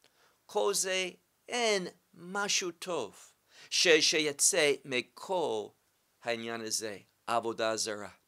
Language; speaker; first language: Hebrew; non-native, fluent; English